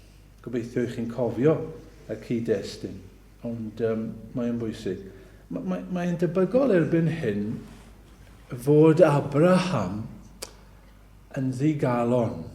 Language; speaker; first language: Welsh; native; Welsh